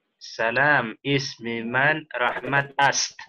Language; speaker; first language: Persian; non-native, learner; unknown